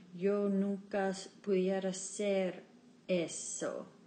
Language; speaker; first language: Spanish; non-native, learner; English